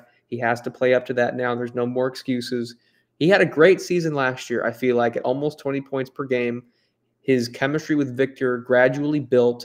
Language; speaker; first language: English; native; English